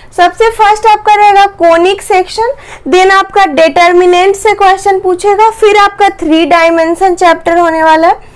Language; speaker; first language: Hindi; native; Hindi